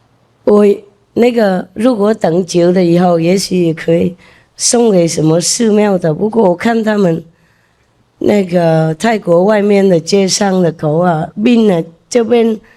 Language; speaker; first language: Chinese; non-native, fluent; Vietnamese